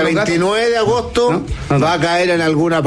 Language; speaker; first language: Spanish; native; Spanish